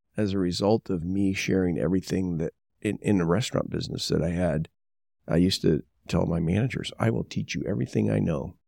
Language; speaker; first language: English; native; English